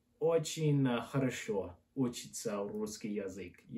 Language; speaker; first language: Russian; non-native, learner; English